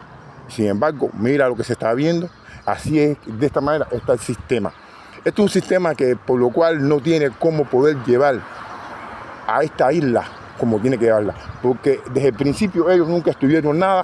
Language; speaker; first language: Spanish; native; Spanish